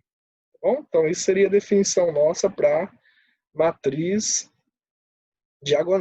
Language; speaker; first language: Portuguese; native; Portuguese